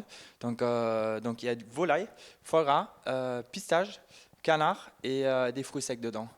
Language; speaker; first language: French; non-native, fluent; German